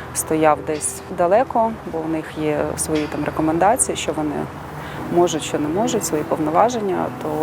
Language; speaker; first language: Ukrainian; native; Ukrainian